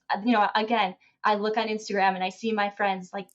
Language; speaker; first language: English; native; English